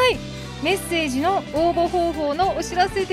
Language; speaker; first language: Japanese; native; Japanese